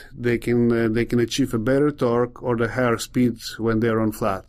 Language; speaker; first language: English; non-native, fluent; Bulgarian